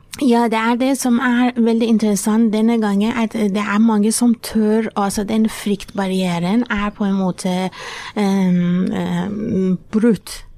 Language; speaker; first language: Norwegian; non-native, fluent; Persian